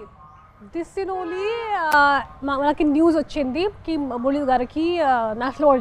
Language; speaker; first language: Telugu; non-native, local second language; Hindi